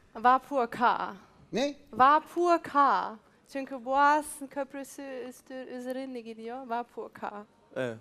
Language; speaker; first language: Turkish; early bilingual, heritage; German